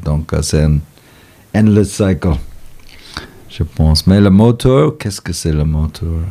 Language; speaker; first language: French; non-native, fluent; English